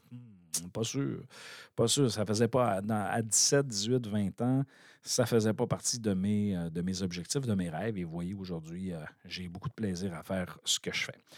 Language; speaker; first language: French; native; French